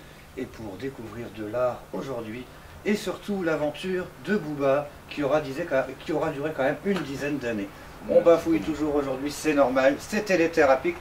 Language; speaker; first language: French; native; French